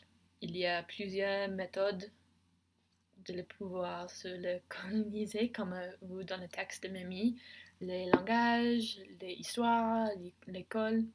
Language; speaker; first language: French; non-native, learner; English